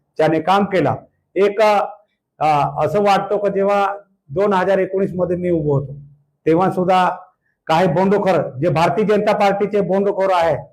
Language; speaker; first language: Marathi; non-native, local second language; Bhili